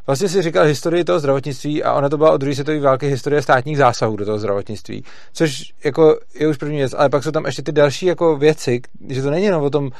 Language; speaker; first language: Czech; native; Czech